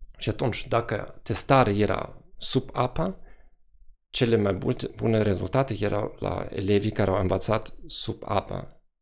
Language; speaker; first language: Romanian; non-native, fluent; German